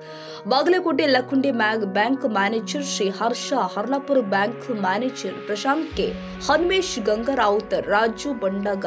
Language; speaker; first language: Kannada; native; Kannada